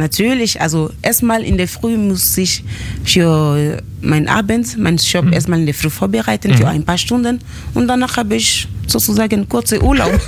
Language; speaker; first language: German; non-native, fluent; French